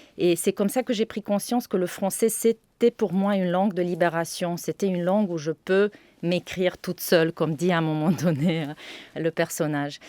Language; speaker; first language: French; non-native, fluent; Romanian